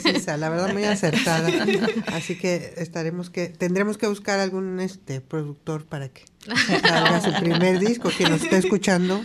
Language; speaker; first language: Spanish; native; Spanish